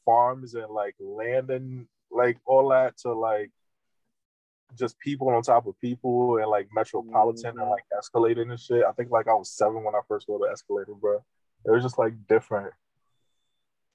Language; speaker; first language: English; non-native, fluent; Haitian Creole